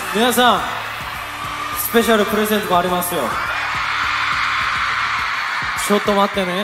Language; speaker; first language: Japanese; non-native, learner; Korean